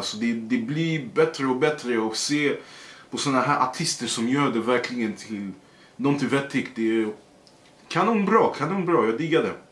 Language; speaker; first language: Swedish; early bilingual, other home language; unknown